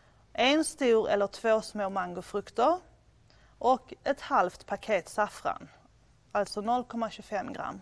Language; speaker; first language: Swedish; native; Swedish